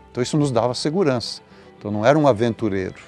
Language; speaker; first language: Portuguese; native; Portuguese